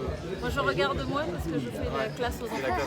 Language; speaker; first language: French; native; French